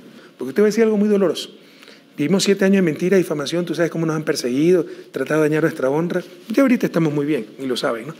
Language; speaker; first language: Spanish; native; Spanish